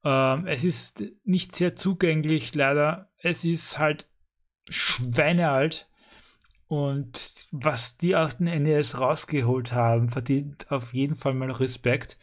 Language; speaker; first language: German; native; German